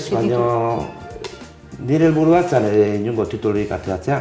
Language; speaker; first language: Basque; non-native, local second language; Spanish